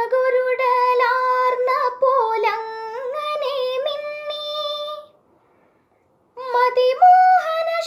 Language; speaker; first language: Malayalam; native; Malayalam